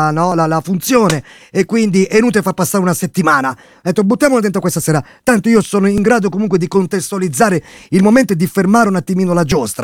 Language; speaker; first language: Italian; native; Italian